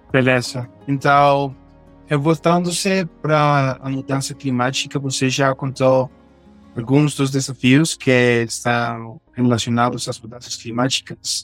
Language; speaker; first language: Portuguese; non-native, fluent; Spanish